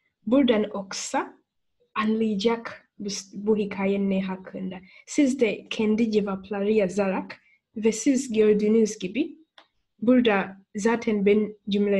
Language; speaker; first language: Turkish; non-native, fluent; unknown